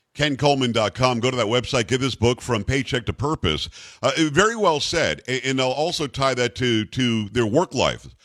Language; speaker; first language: English; native; English